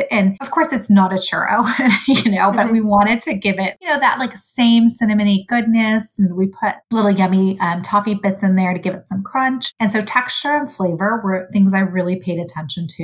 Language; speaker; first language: English; early bilingual, other home language; Arabic